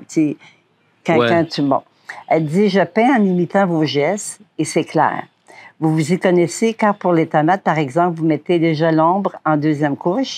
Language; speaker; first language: French; native; French